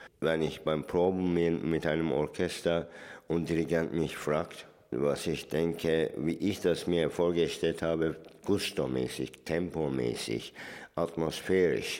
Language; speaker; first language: German; non-native, fluent; Turkish